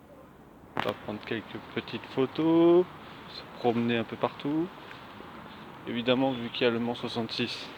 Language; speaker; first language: French; native; French